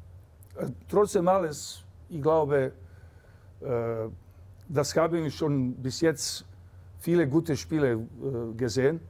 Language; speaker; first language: German; non-native, fluent; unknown